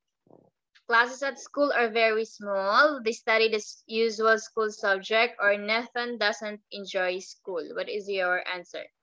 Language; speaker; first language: English; non-native, fluent; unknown